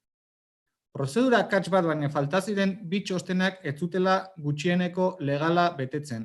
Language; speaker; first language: Basque; native; Basque